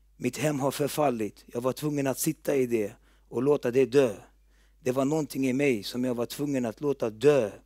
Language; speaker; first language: Swedish; early bilingual, other home language; Turoyo